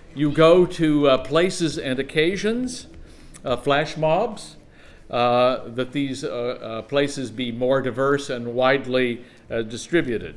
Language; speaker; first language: English; native; English